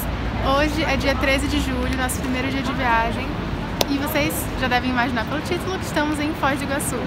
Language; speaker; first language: Portuguese; native; Portuguese